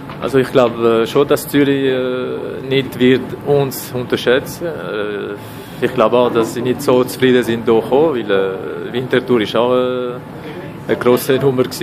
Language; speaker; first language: German; non-native, local second language; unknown